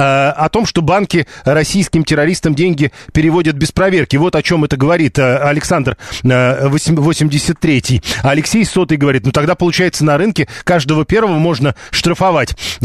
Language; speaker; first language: Russian; native; Russian